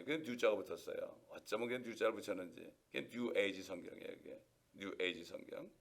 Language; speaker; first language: Korean; native; Korean